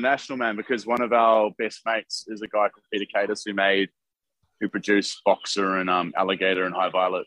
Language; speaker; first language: English; native; English